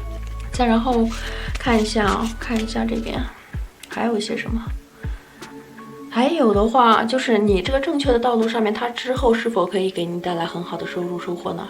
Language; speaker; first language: Chinese; native; Chinese